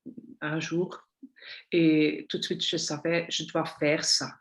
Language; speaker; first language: French; non-native, local second language; Dutch